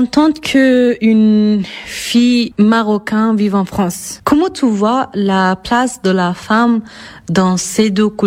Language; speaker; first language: French; non-native, fluent; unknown